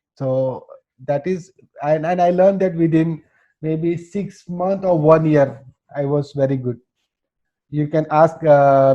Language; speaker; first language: English; non-native, local second language; Gujarati